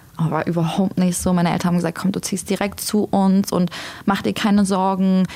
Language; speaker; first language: German; early bilingual, other home language; Turkish